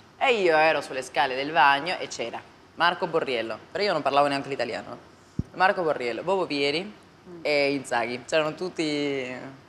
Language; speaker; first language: Italian; non-native, fluent; Spanish